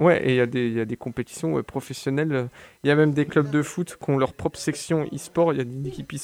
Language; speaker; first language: French; native; French